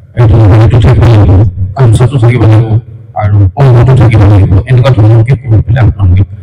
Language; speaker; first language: Assamese; non-native, local second language; Karbi